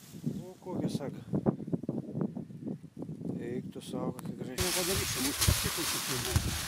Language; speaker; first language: Lithuanian; native; Lithuanian